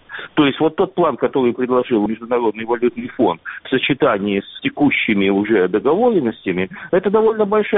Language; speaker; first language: Russian; native; Russian